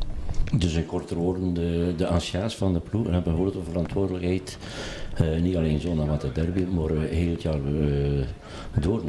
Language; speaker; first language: Dutch; native; Dutch